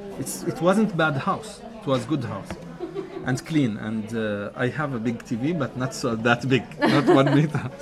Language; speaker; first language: English; non-native, fluent; Arabic